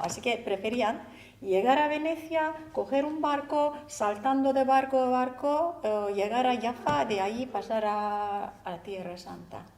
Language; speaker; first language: Spanish; non-native, fluent; Turkish